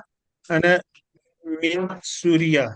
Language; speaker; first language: Arabic; non-native, learner; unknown